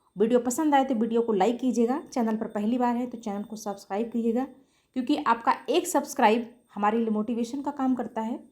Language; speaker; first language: Hindi; native; Hindi